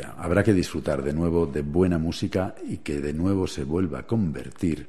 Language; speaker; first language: Spanish; native; Spanish